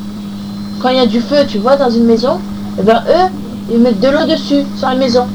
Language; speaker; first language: French; native; French